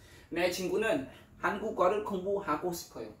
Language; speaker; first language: Korean; non-native, fluent; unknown